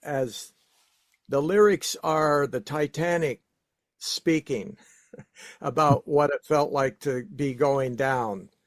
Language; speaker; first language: English; native; English